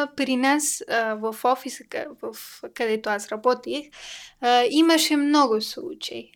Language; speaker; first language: Bulgarian; non-native, learner; Persian